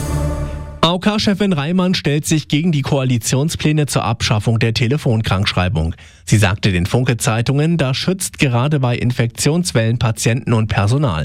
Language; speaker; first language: German; native; German